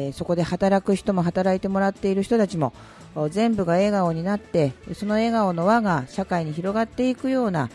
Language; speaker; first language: Japanese; native; Japanese